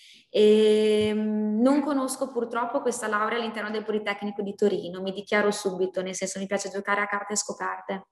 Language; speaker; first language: Italian; native; Italian